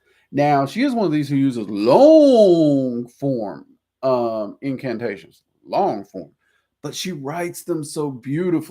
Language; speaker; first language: English; native; English